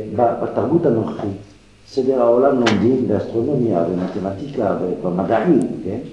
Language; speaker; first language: Hebrew; non-native, fluent; French